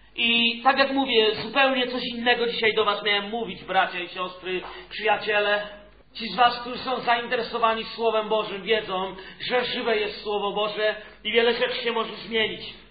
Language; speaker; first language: Polish; native; Polish